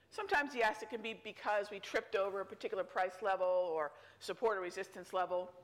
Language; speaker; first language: English; native; English